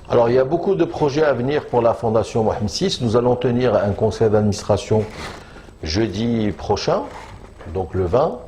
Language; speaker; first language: French; non-native, local second language; Arabic